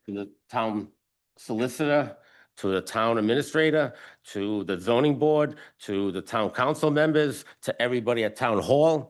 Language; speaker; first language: English; non-native, fluent; Italian